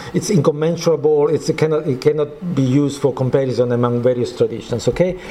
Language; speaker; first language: English; non-native, fluent; Italian